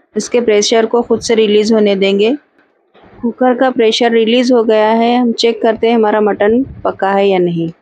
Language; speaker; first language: Hindi; native; Hindi